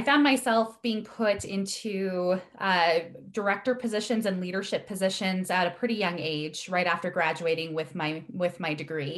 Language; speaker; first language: English; native; English